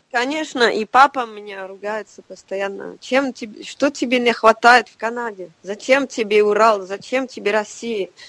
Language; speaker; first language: Russian; non-native, fluent; French